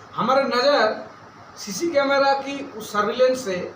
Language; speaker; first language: Hindi; non-native, local second language; Bangla